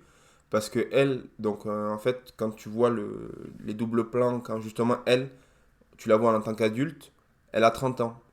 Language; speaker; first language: French; native; French